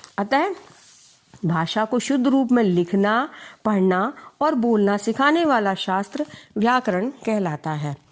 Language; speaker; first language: Hindi; native; Hindi